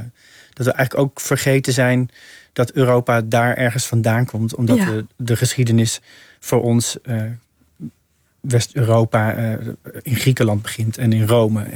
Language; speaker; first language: Dutch; native; Dutch